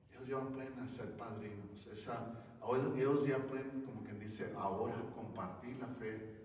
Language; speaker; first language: Spanish; non-native, learner; English